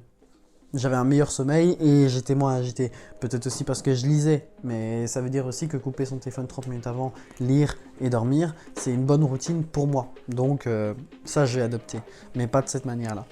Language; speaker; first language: French; native; French